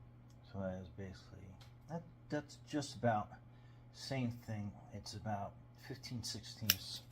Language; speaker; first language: English; native; English